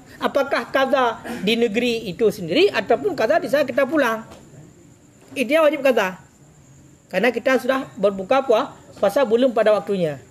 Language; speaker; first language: Malay; non-native, local second language; Achinese